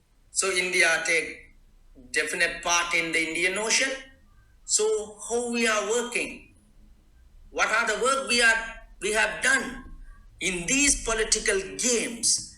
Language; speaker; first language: English; non-native, local second language; Tamil